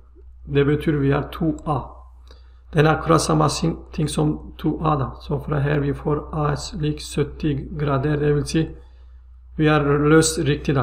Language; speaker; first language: Swedish; non-native, fluent; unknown